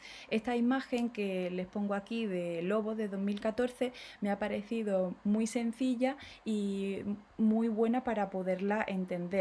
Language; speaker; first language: Spanish; native; Spanish